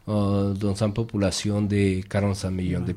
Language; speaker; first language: French; non-native, fluent; Spanish